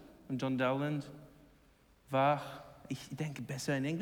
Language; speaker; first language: German; non-native, learner; English